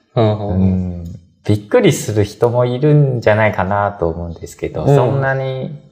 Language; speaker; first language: Japanese; non-native, fluent; Chinese